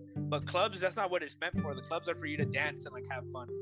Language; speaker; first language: English; native; English